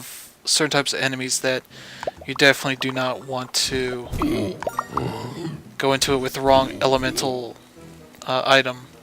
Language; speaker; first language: English; native; English